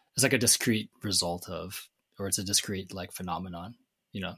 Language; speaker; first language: English; native; English